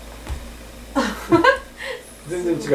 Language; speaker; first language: Japanese; native; Japanese